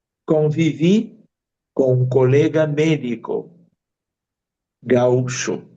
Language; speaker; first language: Spanish; non-native, fluent; Portuguese